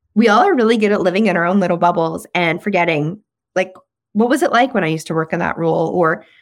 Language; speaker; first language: English; native; English